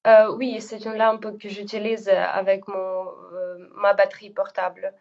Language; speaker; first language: French; non-native, fluent; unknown